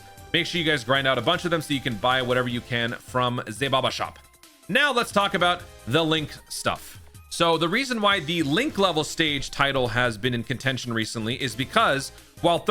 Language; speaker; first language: English; native; English